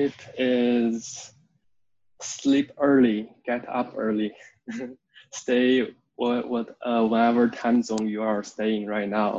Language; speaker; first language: English; non-native, fluent; Chinese